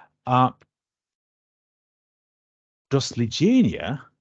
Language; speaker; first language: Ukrainian; non-native, learner; English